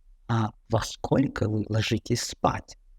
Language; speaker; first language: Russian; non-native, fluent; Tajik